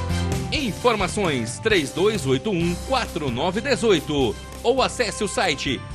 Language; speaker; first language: Portuguese; native; Portuguese